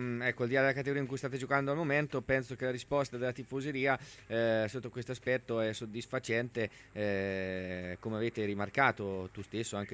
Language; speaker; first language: Italian; native; Italian